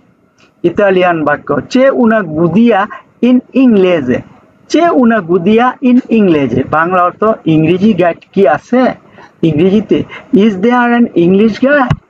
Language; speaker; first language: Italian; non-native, learner; Bangla